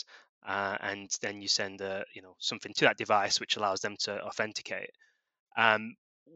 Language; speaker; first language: English; native; English